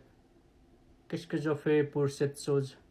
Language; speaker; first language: French; non-native, learner; Nepali